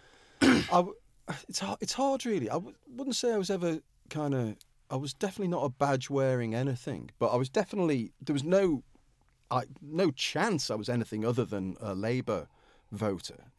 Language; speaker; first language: English; native; English